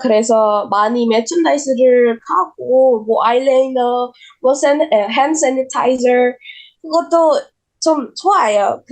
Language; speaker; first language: Korean; non-native, learner; Indonesian